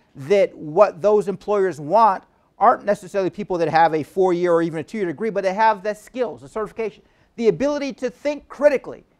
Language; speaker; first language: English; native; English